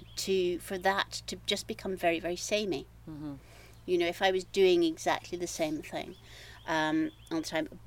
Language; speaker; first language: English; native; English